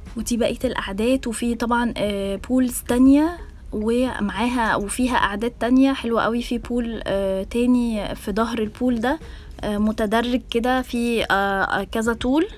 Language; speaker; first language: Arabic; native; Arabic